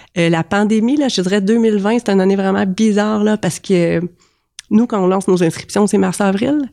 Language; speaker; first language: French; native; French